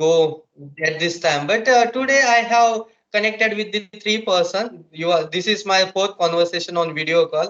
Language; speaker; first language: English; non-native, local second language; Marathi